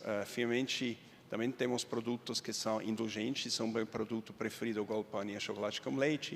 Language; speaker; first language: Portuguese; non-native, fluent; Swiss German